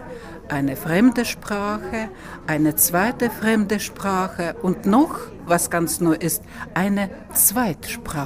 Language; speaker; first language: German; non-native, fluent; Russian